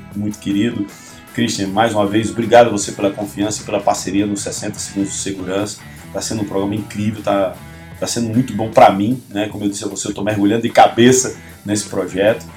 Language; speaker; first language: Portuguese; native; Portuguese